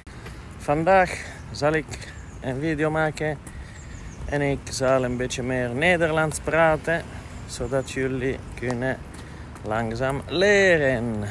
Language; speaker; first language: Dutch; non-native, fluent; Italian